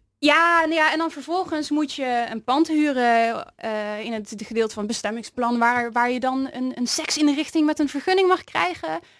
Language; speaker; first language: Dutch; native; Dutch